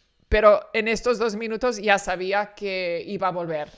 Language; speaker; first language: Spanish; early bilingual, heritage; Spanish